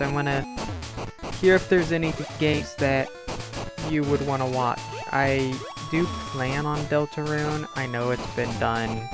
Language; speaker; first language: English; native; English